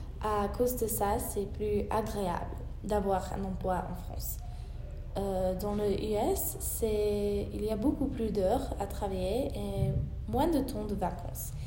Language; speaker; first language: French; non-native, learner; English